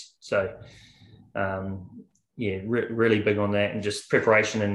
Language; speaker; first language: English; native; English